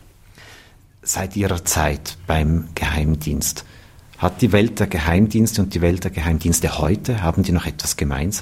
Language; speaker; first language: German; native; German